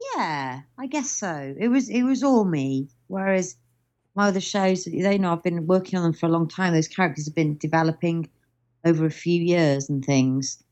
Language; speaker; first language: English; native; English